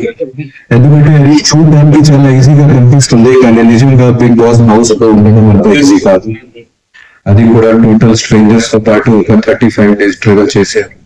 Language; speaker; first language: Telugu; non-native, fluent; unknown